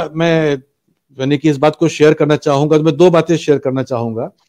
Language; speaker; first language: Hindi; native; Hindi